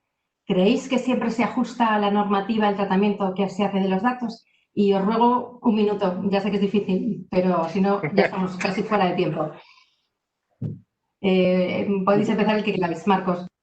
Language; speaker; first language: Spanish; native; Spanish